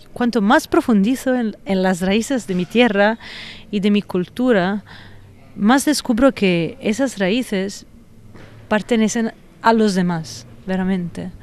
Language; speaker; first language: Spanish; non-native, fluent; Italian